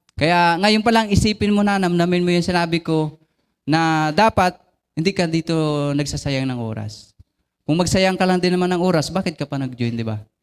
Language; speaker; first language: Filipino; non-native, local second language; Bikol